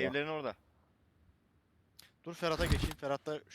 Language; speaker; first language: Turkish; native; Turkish